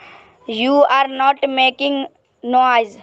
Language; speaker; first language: English; non-native, learner; Hindi